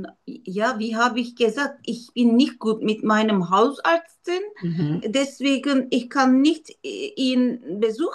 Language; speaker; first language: German; non-native, learner; Turkish